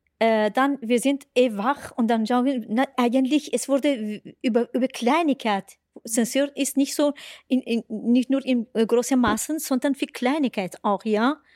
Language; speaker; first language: German; non-native, fluent; Persian